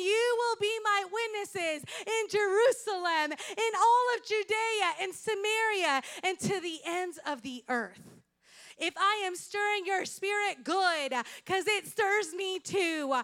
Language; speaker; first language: English; non-native, fluent; Spanish